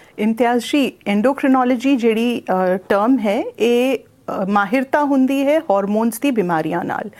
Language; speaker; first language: Punjabi; non-native, local second language; Hindi